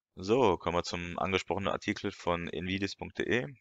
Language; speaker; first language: German; non-native, fluent; French